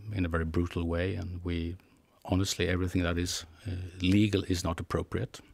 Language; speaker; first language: English; non-native, fluent; Swedish